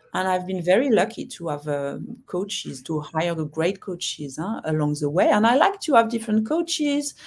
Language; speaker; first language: English; non-native, fluent; French